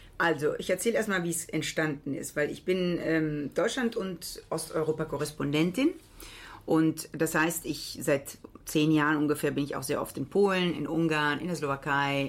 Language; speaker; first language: German; early bilingual, heritage; Italian